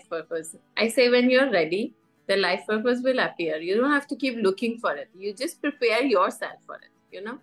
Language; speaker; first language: English; non-native, fluent; Persian